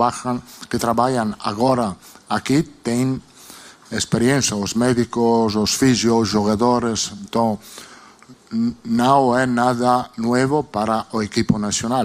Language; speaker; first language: Portuguese; non-native, learner; Italian